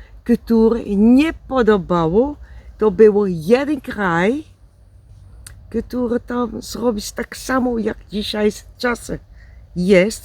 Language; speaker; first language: Polish; non-native, learner; Dutch